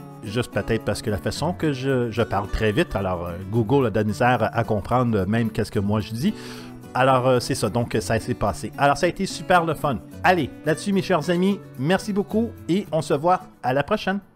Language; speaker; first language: French; native; French